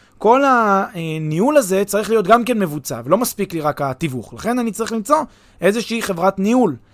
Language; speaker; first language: Hebrew; native; Hebrew